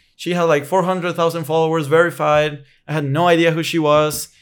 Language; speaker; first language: English; non-native, fluent; Spanish